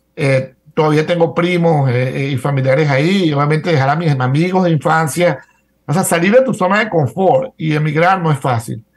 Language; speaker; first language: Spanish; native; Spanish